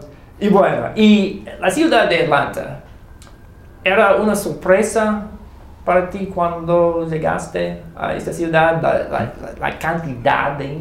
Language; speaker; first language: Spanish; non-native, fluent; English